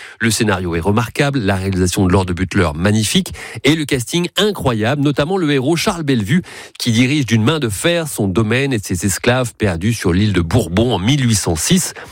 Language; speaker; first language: French; native; French